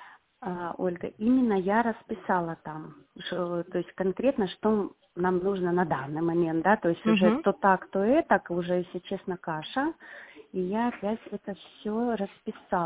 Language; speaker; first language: Russian; native; Russian